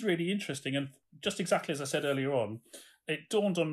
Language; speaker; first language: English; native; English